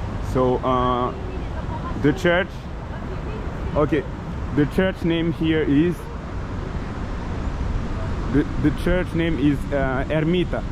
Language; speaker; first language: English; non-native, fluent; French